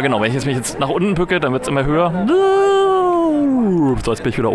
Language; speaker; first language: German; native; German